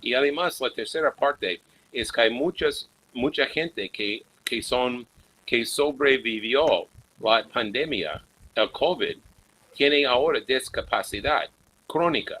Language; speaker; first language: Spanish; non-native, fluent; English